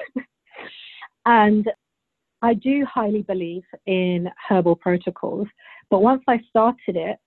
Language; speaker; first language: English; early bilingual, other home language; Bulgarian